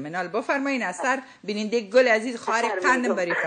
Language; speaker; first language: Persian; native; Persian